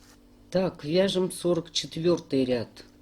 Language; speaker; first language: Russian; native; Russian